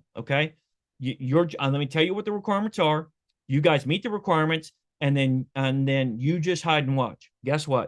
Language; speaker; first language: English; native; English